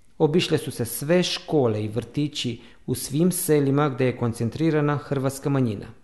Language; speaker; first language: Bosnian; early bilingual, heritage; Croatian